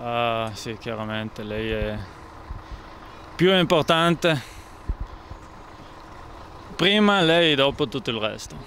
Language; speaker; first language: Italian; non-native, local second language; German